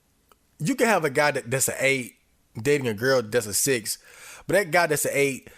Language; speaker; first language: English; native; English